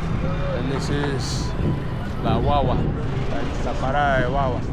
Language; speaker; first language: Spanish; non-native, fluent; English